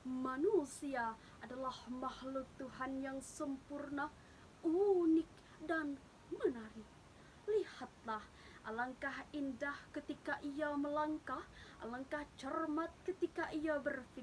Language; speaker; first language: Indonesian; native; Indonesian